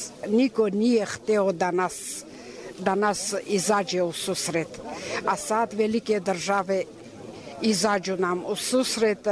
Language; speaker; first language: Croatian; non-native, fluent; Armenian